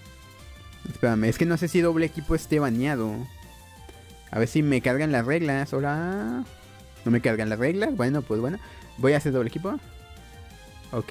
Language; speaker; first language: Spanish; native; Spanish